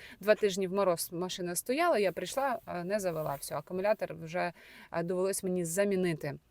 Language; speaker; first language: Ukrainian; native; Ukrainian